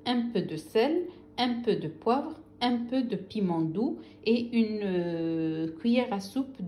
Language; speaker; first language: French; non-native, local second language; Arabic